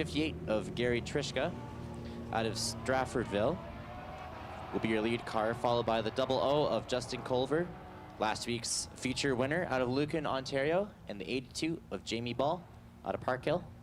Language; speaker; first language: English; native; English